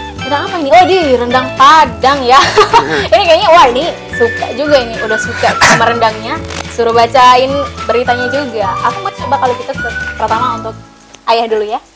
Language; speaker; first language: Indonesian; native; Indonesian